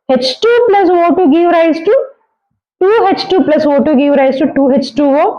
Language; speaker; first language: English; non-native, local second language; Kannada